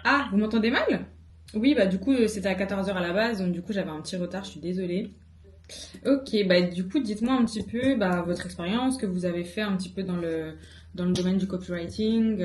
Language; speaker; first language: French; native; French